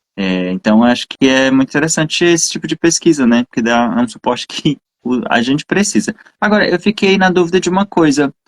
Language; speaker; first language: Portuguese; native; Portuguese